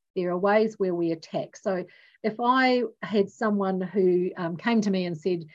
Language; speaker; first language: English; native; English